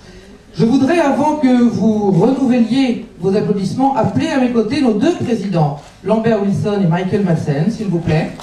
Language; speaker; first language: French; native; French